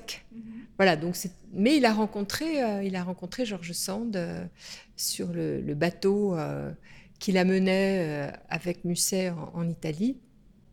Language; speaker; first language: French; native; French